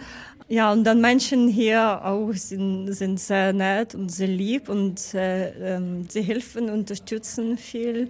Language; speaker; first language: German; non-native, learner; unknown